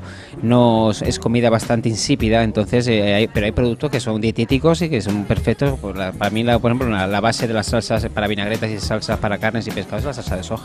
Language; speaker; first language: Spanish; native; Spanish